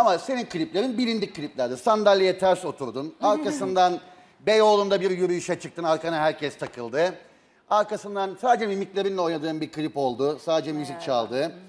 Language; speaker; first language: Turkish; native; Turkish